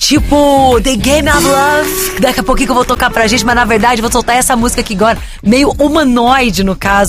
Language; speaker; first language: Portuguese; native; Portuguese